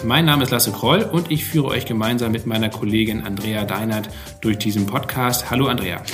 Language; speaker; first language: German; native; German